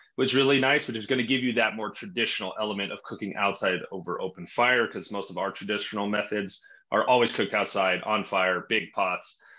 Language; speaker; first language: English; native; English